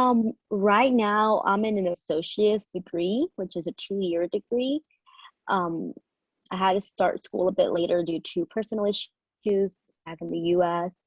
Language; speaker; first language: English; early bilingual, other home language; Spanish